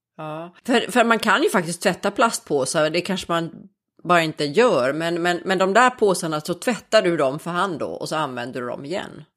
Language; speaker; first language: Swedish; native; Swedish